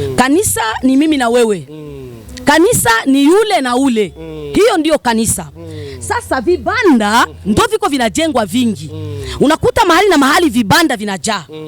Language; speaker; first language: Swahili; non-native, local second language; Rundi